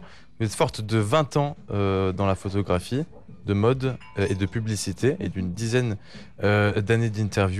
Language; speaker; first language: French; native; French